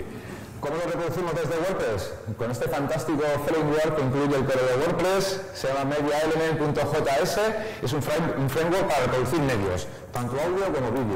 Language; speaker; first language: Spanish; native; Spanish